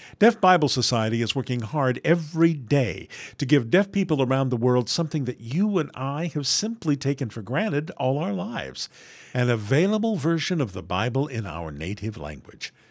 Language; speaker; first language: English; native; English